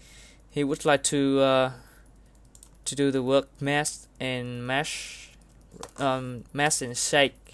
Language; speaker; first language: English; non-native, learner; Vietnamese